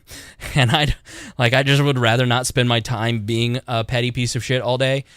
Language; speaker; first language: English; native; English